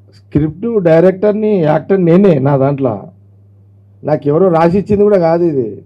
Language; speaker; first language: Telugu; native; Telugu